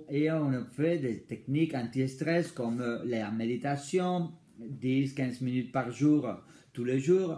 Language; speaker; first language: French; non-native, fluent; Spanish